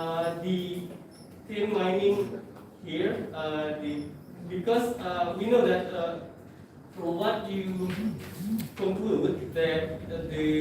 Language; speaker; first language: English; non-native, fluent; Indonesian